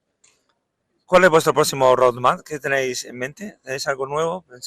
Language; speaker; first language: Spanish; native; Spanish